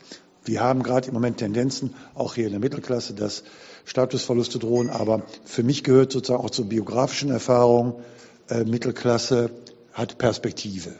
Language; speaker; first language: German; native; German